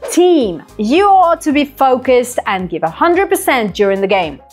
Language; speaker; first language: English; non-native, fluent; Russian